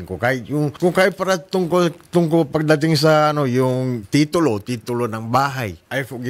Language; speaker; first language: Filipino; non-native, learner; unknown